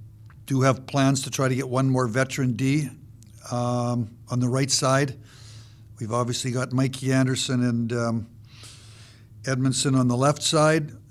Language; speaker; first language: English; native; English